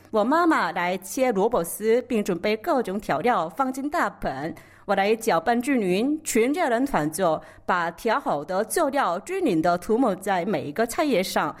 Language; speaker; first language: Chinese; non-native, fluent; Korean